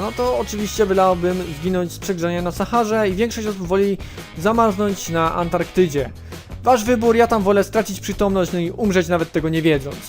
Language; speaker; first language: Polish; native; Polish